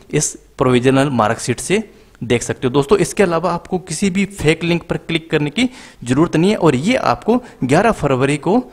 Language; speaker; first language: Hindi; native; Hindi